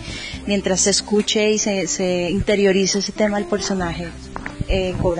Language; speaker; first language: Spanish; native; Spanish